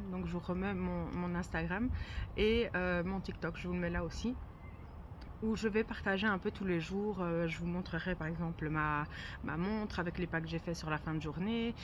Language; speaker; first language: French; native; French